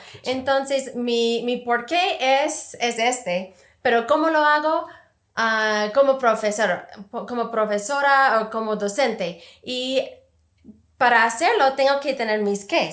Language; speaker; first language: Spanish; non-native, fluent; English